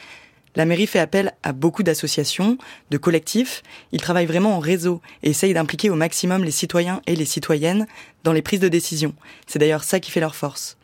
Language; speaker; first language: French; native; French